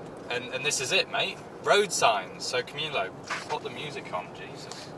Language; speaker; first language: English; native; English